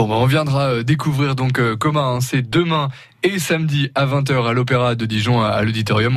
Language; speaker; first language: French; native; French